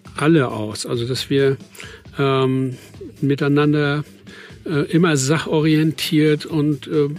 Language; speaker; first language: German; native; German